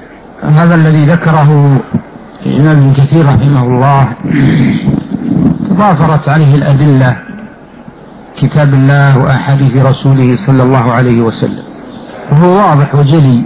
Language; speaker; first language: Arabic; native; Arabic